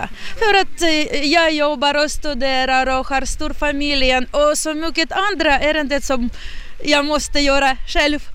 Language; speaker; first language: Swedish; non-native, learner; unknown